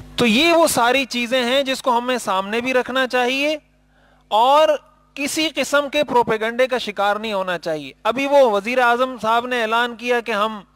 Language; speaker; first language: Urdu; native; Urdu